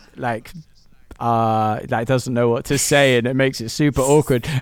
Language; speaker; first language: English; native; English